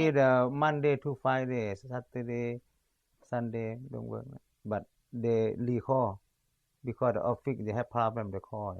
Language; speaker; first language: English; non-native, learner; Lao